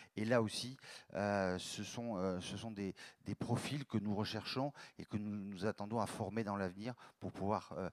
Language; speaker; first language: French; native; French